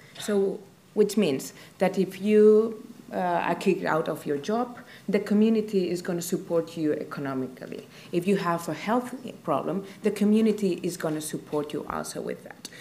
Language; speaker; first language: English; non-native, fluent; Catalan